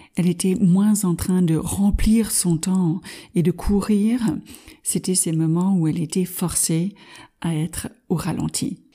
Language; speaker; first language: French; non-native, fluent; English